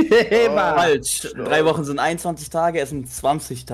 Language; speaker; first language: German; native; German